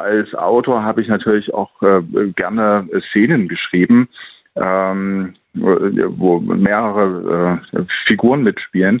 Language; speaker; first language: German; native; German